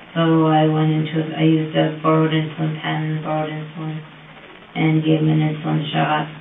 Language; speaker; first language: English; native; English